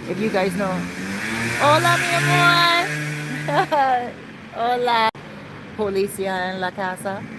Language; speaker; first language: Spanish; non-native, learner; English